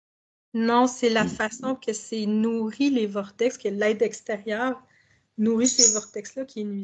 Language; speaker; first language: French; native; French